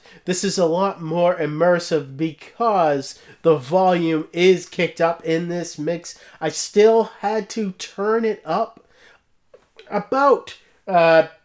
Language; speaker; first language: English; native; English